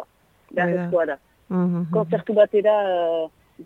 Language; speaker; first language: Basque; non-native, local second language; French